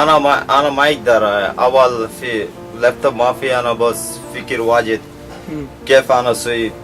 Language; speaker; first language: Arabic; non-native, learner; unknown